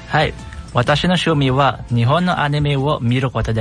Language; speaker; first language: Japanese; non-native, learner; Bikol